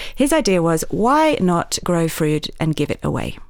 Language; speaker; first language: English; native; English